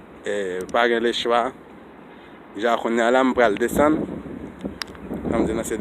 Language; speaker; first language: French; non-native, learner; Haitian Creole